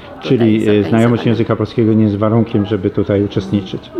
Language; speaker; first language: Polish; native; Polish